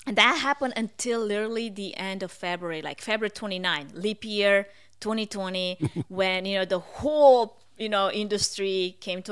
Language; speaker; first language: English; non-native, fluent; Russian